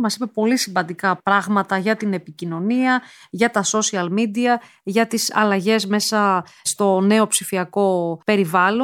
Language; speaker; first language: Greek; native; Greek